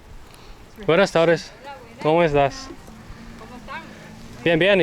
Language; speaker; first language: Spanish; non-native, learner; English